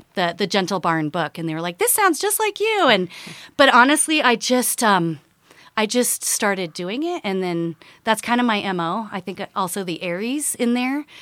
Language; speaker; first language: English; early bilingual, other home language; Dutch